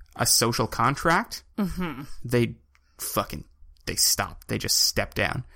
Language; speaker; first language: English; native; English